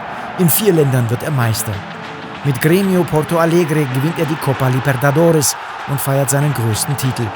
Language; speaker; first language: German; native; German